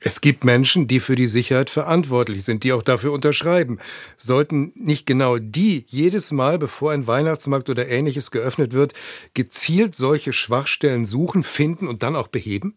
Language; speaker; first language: German; native; German